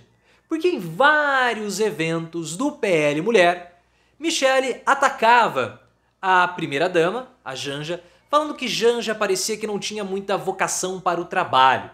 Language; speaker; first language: Portuguese; native; Portuguese